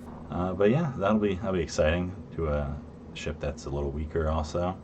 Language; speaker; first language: English; native; English